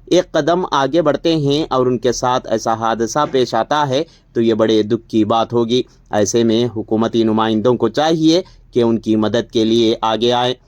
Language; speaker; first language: Urdu; native; Urdu